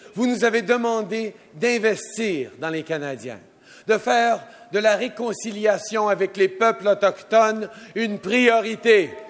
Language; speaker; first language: French; native; French